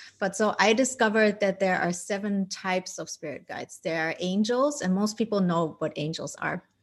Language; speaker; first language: English; non-native, fluent; German